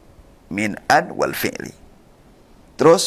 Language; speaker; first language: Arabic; non-native, fluent; Indonesian